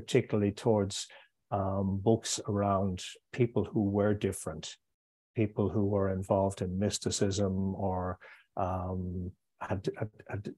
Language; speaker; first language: English; native; English